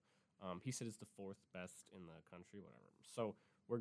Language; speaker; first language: English; native; English